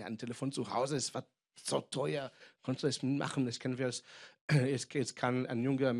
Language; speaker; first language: German; non-native, fluent; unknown